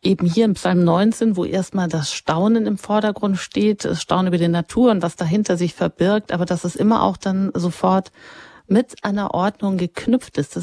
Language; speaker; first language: German; native; German